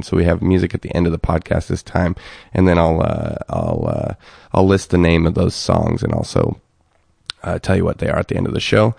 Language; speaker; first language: English; native; English